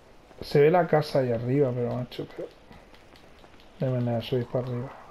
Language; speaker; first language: Spanish; native; Spanish